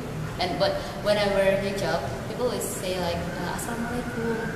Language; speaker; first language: English; non-native, learner; Indonesian